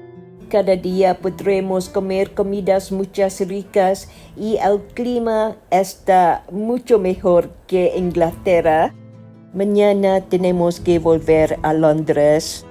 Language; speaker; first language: Spanish; non-native, learner; Malay